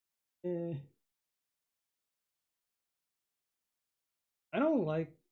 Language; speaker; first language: English; native; English